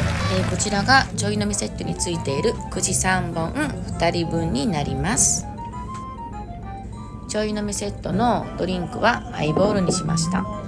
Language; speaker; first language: Japanese; native; Japanese